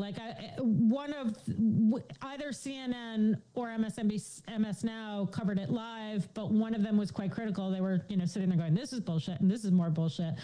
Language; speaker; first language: English; native; English